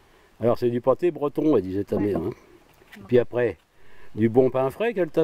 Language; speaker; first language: French; native; French